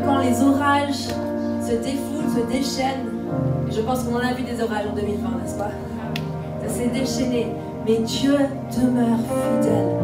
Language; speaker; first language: French; native; French